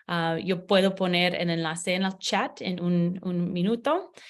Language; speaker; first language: Spanish; non-native, learner; English